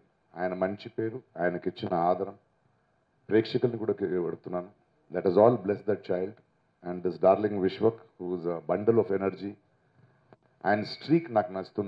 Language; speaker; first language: Telugu; native; Telugu